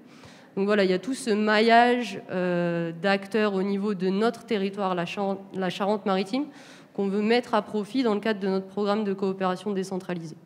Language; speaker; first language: French; native; French